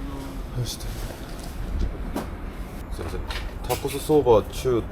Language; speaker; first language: Japanese; non-native, fluent; Korean